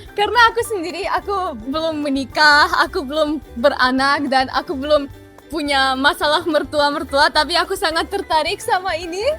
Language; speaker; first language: Indonesian; non-native, fluent; German